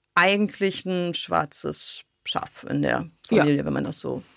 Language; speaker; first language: German; native; German